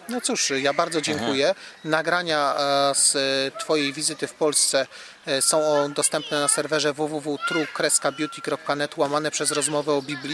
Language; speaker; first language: Polish; native; Polish